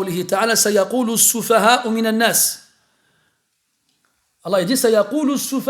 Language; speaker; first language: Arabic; early bilingual, heritage; French